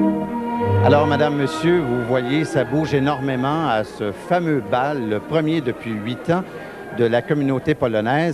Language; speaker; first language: French; native; French